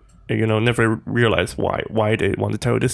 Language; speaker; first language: English; non-native, fluent; Chinese